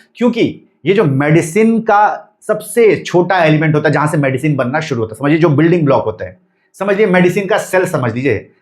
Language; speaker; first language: Hindi; native; Hindi